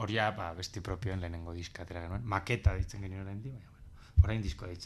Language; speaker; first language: Basque; non-native, local second language; Spanish